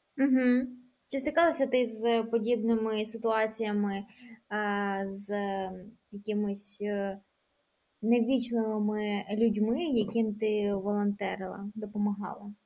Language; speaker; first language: Ukrainian; native; Ukrainian